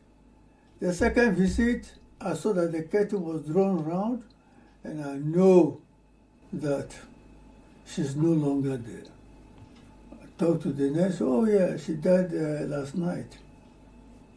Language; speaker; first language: English; non-native, fluent; Ewe